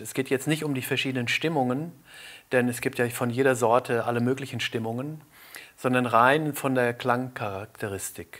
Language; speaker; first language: German; native; German